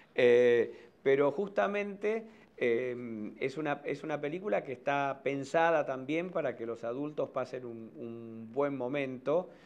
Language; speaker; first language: Spanish; native; Spanish